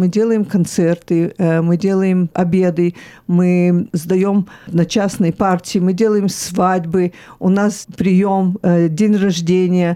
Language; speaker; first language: Russian; early bilingual, heritage; Russian